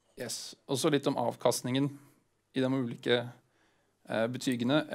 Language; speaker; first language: Swedish; non-native, fluent; Norwegian